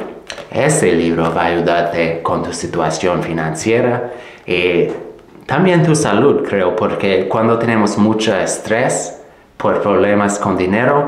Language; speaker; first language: Spanish; non-native, fluent; English